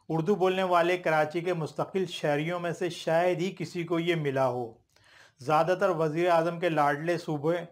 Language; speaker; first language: Urdu; native; Urdu